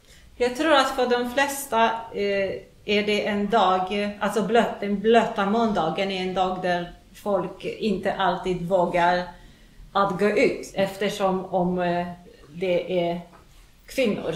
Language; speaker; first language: Swedish; non-native, fluent; Polish